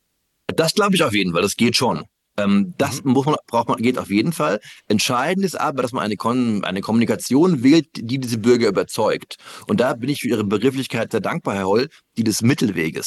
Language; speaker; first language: German; native; German